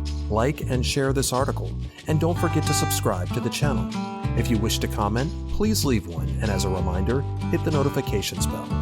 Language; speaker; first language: English; native; English